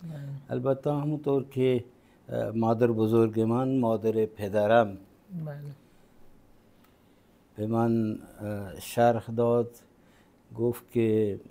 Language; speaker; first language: Persian; non-native, fluent; Punjabi